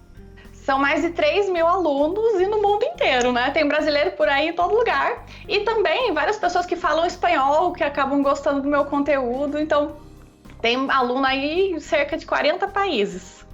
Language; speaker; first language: Portuguese; native; Portuguese